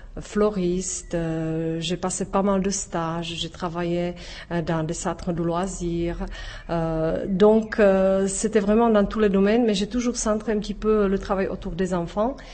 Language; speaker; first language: French; non-native, fluent; Czech